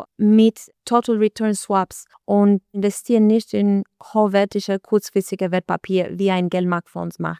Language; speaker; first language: German; non-native, learner; Albanian